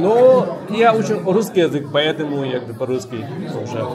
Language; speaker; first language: Russian; non-native, learner; Vietnamese